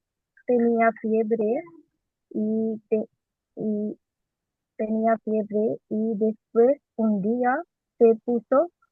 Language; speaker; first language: Spanish; non-native, learner; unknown